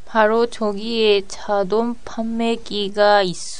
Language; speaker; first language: Korean; non-native, learner; Japanese